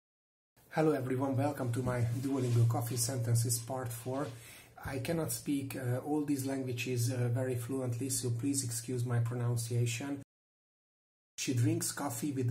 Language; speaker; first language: English; non-native, fluent; Hungarian